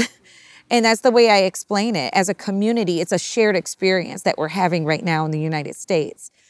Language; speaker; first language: English; native; English